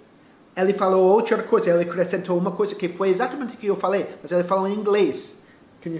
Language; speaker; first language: Portuguese; non-native, fluent; English